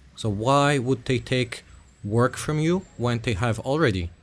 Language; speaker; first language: English; early bilingual, other home language; Russian